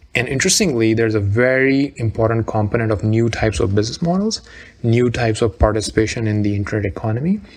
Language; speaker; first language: English; non-native, local second language; Urdu